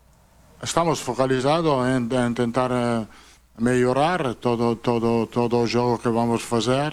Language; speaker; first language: Portuguese; non-native, learner; Italian